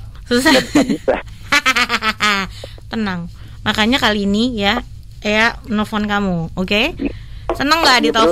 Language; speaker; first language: Indonesian; native; Indonesian